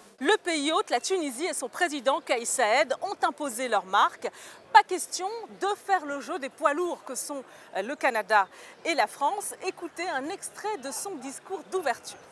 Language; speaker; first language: French; native; French